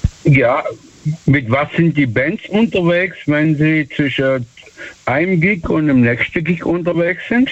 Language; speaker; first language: German; native; German